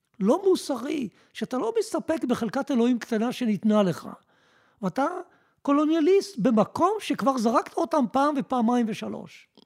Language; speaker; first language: Hebrew; early bilingual, other home language; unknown